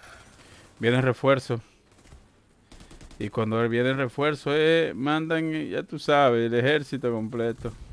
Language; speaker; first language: Spanish; native; Spanish